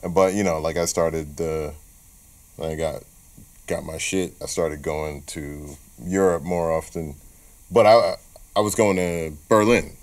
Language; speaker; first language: English; native; English